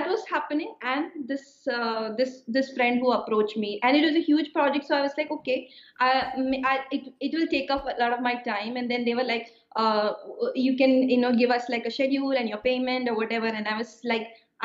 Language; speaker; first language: English; non-native, local second language; Malayalam